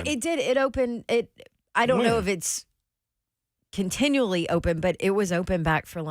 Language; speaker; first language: English; native; English